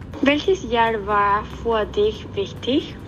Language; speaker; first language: German; non-native, learner; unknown